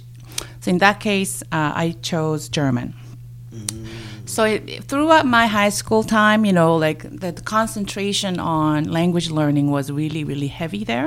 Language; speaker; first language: English; non-native, fluent; Korean